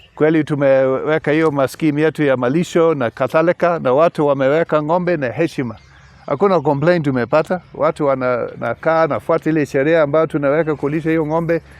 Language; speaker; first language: Swahili; non-native, local second language; English